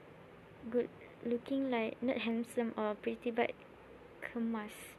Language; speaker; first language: English; non-native, learner; Malay